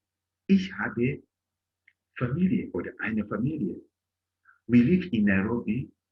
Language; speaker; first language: German; non-native, learner; Bemba